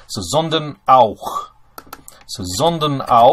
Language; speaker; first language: German; non-native, fluent; English